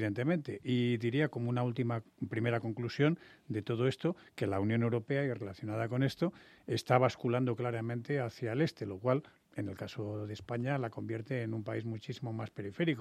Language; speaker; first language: Spanish; native; Spanish